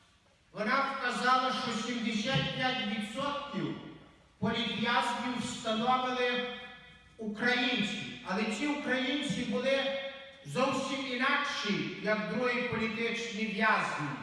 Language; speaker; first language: Ukrainian; native; Ukrainian